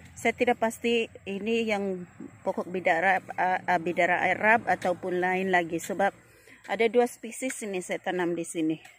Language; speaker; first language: Malay; non-native, local second language; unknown